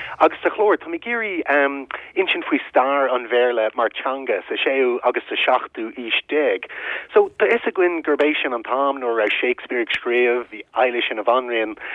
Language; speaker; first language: Irish; non-native, local second language; English